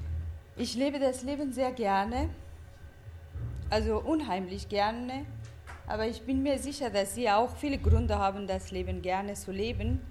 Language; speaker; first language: German; non-native, fluent; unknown